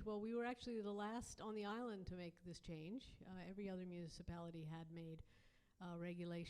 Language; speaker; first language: English; native; English